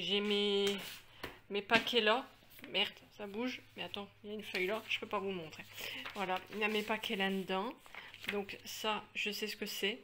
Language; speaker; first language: French; native; French